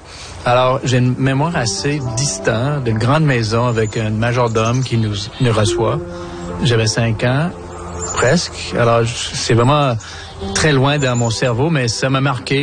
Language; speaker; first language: French; non-native, local second language; English